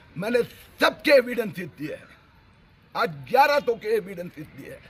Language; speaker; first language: Hindi; non-native, local second language; Marathi